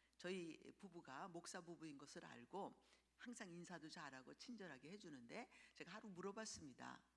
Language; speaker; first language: Korean; early bilingual, heritage; Korean